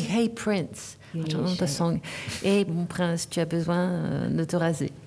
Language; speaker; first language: French; native; French